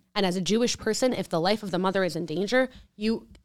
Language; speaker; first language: English; early bilingual, other home language; Spanish